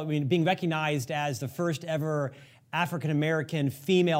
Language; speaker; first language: English; native; English